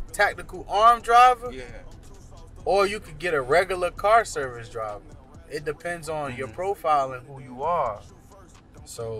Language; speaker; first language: English; early bilingual, other home language; Haitian Creole